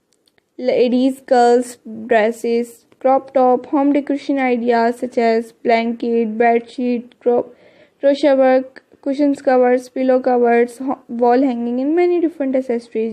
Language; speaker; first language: English; non-native, learner; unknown